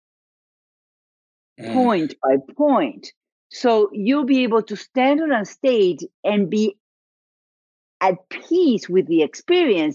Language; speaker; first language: English; non-native, fluent; Spanish